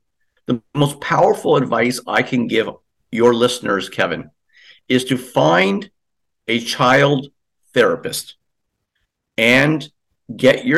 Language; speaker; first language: English; native; English